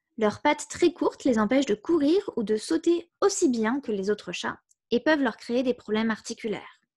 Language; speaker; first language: French; native; French